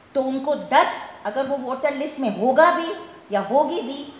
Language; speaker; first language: Hindi; non-native, local second language; Gujarati